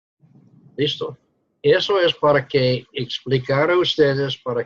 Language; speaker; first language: Spanish; non-native, fluent; English